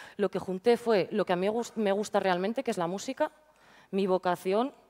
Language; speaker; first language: Spanish; native; Spanish